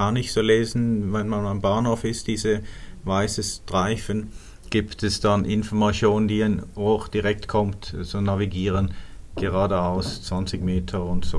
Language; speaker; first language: German; non-native, fluent; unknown